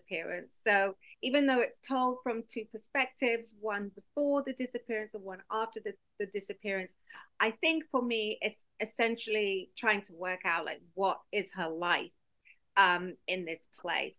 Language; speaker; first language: English; native; English